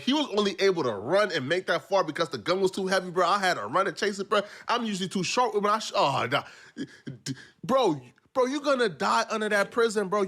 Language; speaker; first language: English; native; English